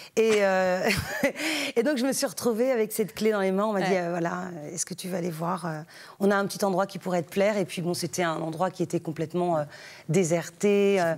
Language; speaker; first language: French; native; French